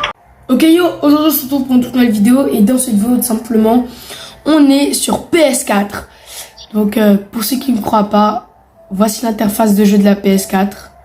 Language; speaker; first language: French; native; French